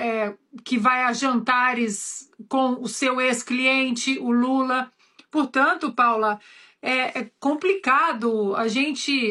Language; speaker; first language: Portuguese; native; Portuguese